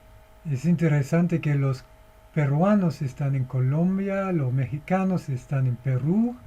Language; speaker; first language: Spanish; non-native, fluent; English